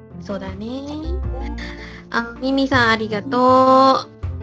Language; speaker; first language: Japanese; non-native, learner; Malay